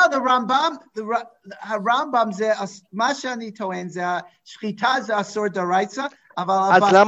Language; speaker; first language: Hebrew; non-native, fluent; English